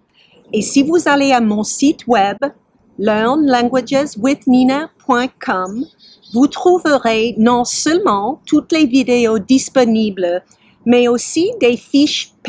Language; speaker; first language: French; early bilingual, heritage; French